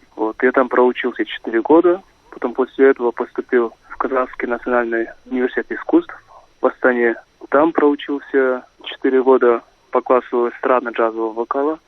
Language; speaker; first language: Russian; non-native, local second language; Kazakh